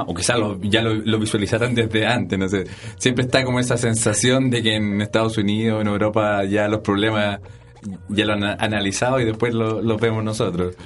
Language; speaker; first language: Spanish; native; Spanish